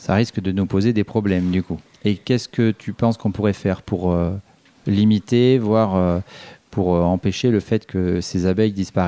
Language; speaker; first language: French; native; French